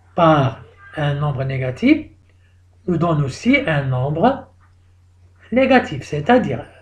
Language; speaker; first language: French; non-native, local second language; Arabic